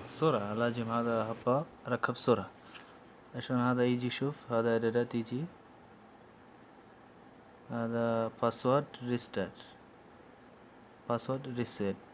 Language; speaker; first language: Arabic; non-native, learner; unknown